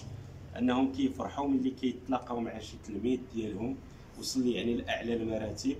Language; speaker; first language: Arabic; native; Arabic